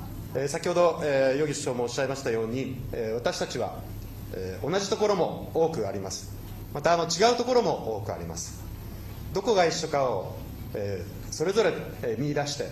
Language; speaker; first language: Japanese; native; Japanese